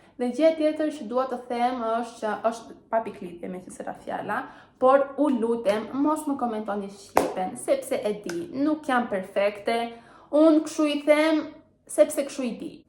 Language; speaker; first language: Albanian; early bilingual, heritage; Albanian